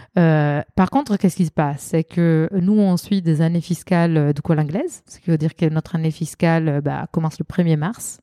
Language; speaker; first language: French; non-native, fluent; Italian